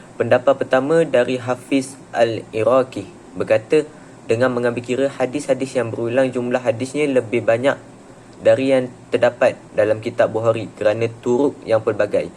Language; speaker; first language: Malay; native; Malay